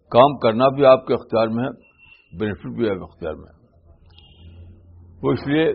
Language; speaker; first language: Urdu; native; Urdu